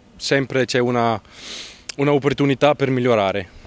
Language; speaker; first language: Italian; non-native, learner; Afrikaans